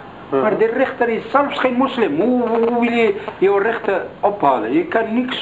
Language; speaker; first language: Dutch; non-native, learner; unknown